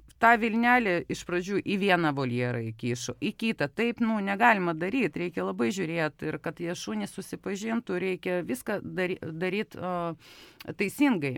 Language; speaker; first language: Lithuanian; non-native, local second language; Russian